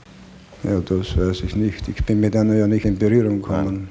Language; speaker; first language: German; native; German